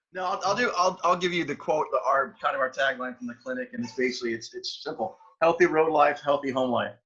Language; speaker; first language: English; native; English